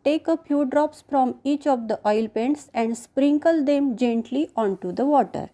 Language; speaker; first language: English; non-native, local second language; Marathi